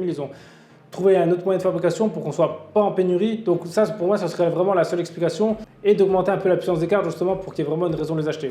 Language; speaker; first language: French; native; French